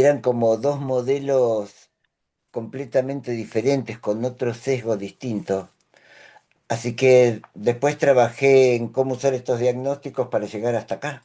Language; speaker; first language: Spanish; native; Spanish